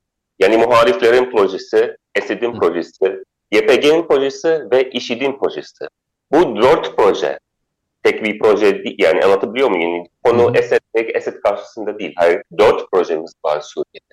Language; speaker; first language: Turkish; non-native, fluent; Arabic